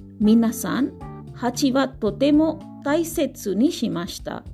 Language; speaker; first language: Japanese; non-native, learner; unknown